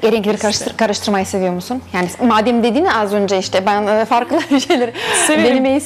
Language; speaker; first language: Turkish; non-native, fluent; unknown